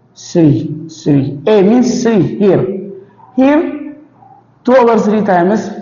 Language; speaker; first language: English; non-native, local second language; Amharic